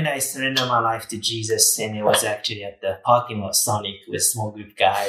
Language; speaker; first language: English; non-native, fluent; Japanese